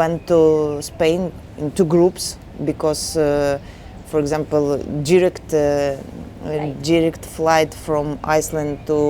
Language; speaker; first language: English; non-native, learner; Ukrainian